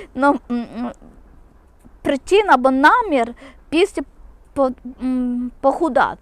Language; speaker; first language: Ukrainian; non-native, local second language; Malayalam